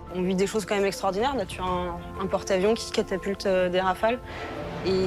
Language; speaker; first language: French; native; French